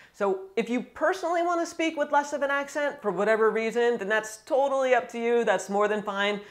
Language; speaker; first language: English; native; English